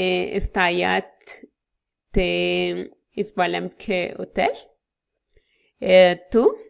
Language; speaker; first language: English; non-native, learner; Spanish